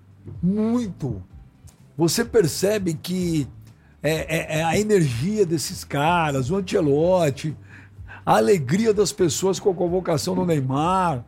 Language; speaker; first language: Portuguese; native; Portuguese